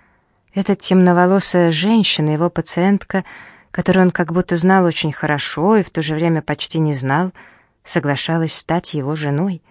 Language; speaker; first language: Russian; native; Russian